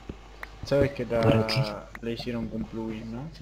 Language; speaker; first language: Spanish; native; Spanish